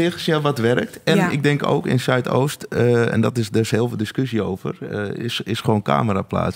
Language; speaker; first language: Dutch; native; Dutch